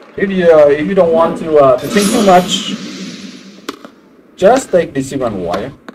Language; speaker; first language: English; non-native, fluent; French